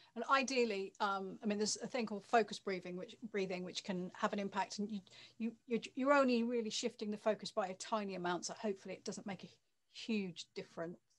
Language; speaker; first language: English; native; English